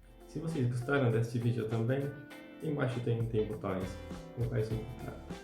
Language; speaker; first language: Portuguese; non-native, fluent; Polish